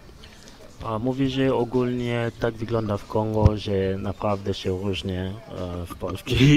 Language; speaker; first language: Polish; non-native, learner; Lingala